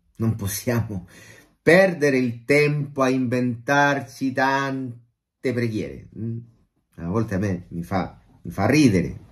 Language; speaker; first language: Italian; non-native, fluent; Spanish